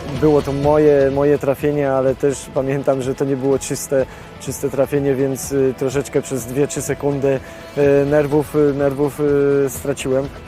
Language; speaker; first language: Polish; native; Polish